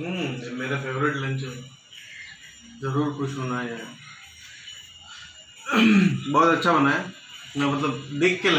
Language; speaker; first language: Hindi; non-native, local second language; Bangla